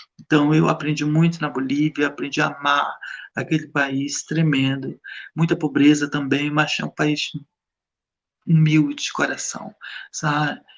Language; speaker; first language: Portuguese; native; Portuguese